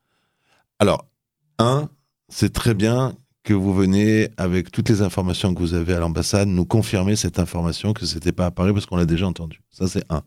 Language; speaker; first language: French; native; French